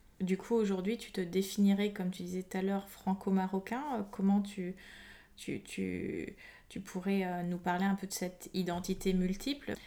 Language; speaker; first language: French; native; French